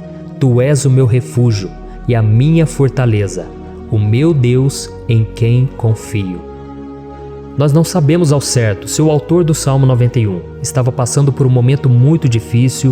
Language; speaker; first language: Portuguese; native; Portuguese